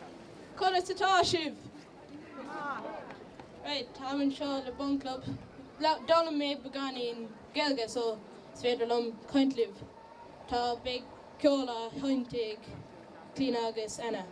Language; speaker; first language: Irish; non-native, learner; English